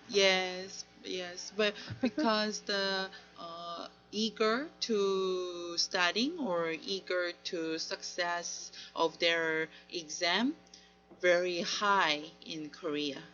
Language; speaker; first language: English; non-native, learner; Korean